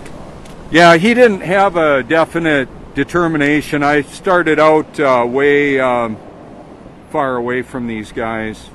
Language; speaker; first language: English; native; English